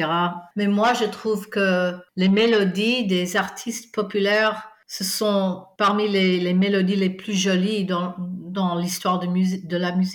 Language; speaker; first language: French; non-native, fluent; English